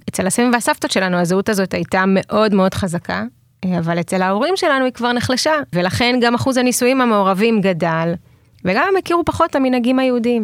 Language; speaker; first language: Hebrew; early bilingual, other home language; Russian